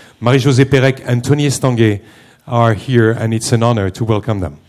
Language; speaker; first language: English; non-native, fluent; French